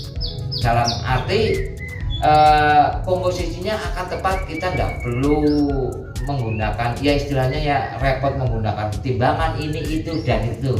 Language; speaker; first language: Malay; non-native, local second language; Javanese